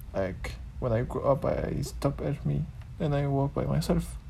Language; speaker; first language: English; non-native, learner; French